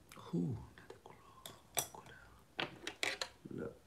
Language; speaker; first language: French; native; French